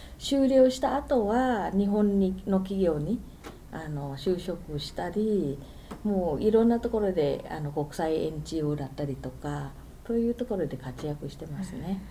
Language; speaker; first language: Japanese; non-native, fluent; Thai